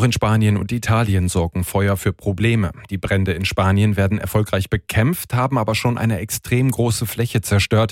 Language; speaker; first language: German; native; German